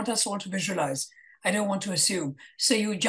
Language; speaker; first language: English; non-native, local second language; Malayalam